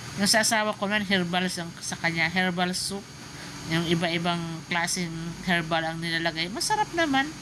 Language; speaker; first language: Filipino; non-native, local second language; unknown